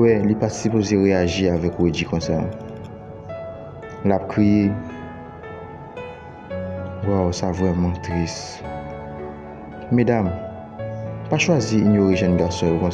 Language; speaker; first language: French; non-native, learner; Haitian Creole